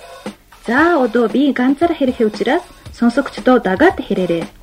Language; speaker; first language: Mongolian; non-native, fluent; Japanese